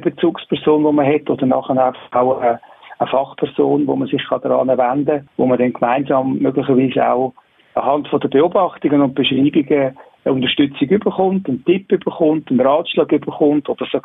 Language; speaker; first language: German; native; German